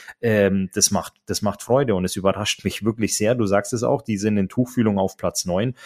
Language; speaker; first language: German; native; German